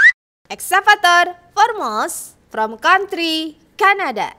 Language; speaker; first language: English; non-native, learner; Indonesian